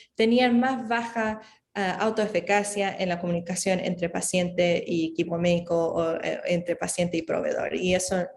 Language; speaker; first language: Spanish; early bilingual, other home language; English